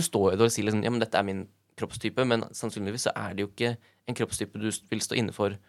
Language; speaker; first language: Norwegian; native; Norwegian